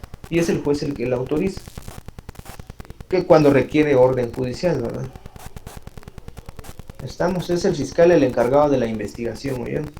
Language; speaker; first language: Spanish; native; Spanish